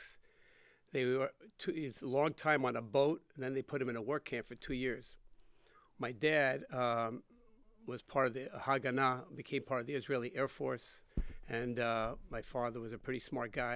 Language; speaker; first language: English; native; English